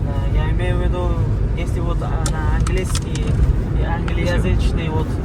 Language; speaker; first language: Russian; non-native, learner; Uzbek